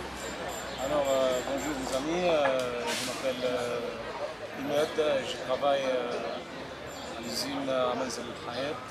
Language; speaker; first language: French; non-native, local second language; Arabic